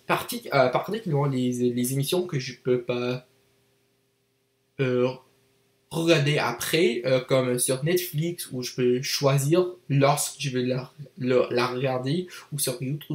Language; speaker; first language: French; non-native, learner; English